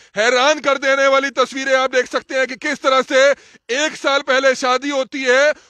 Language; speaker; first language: Hindi; native; Hindi